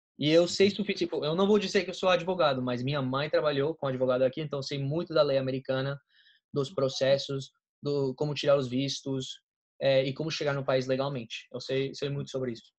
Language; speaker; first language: Portuguese; non-native, fluent; Spanish